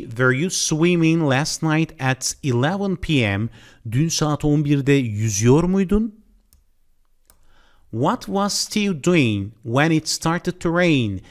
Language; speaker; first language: English; non-native, fluent; Turkish